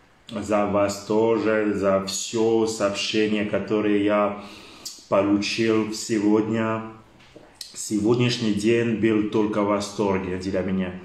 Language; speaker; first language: Russian; non-native, learner; French